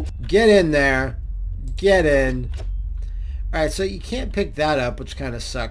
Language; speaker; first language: English; native; English